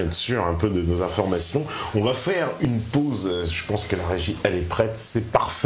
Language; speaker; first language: French; native; French